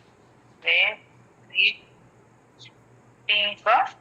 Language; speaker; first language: English; non-native, learner; Marathi